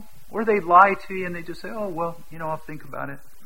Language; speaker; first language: English; native; English